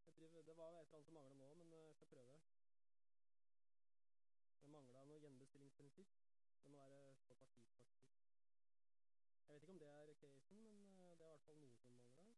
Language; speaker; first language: Norwegian; native; Norwegian